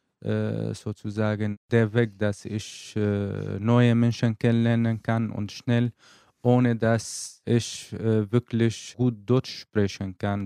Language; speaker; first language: German; non-native, learner; Arabic